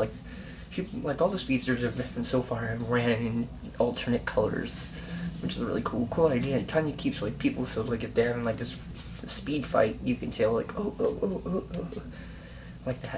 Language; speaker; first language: English; native; English